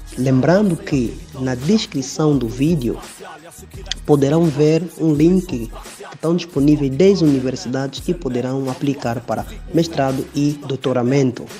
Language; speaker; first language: Portuguese; native; Portuguese